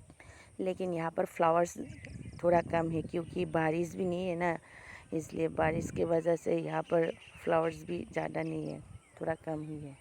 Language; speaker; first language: Hindi; non-native, local second language; Kok Borok